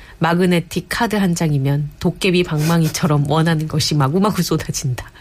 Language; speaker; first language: Korean; native; Korean